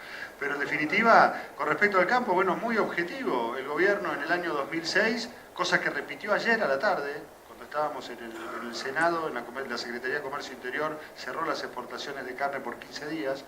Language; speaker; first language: Spanish; native; Spanish